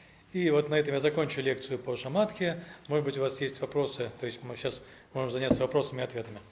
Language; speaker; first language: Russian; native; Russian